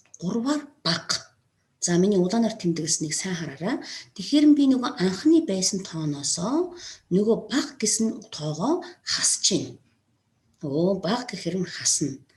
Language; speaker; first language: Mongolian; non-native, local second language; Kazakh